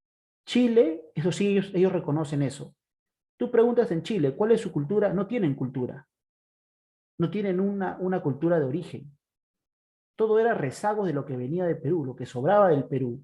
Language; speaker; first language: Spanish; native; Spanish